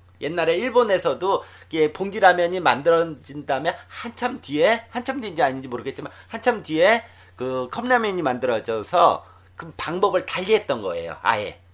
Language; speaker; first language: Korean; native; Korean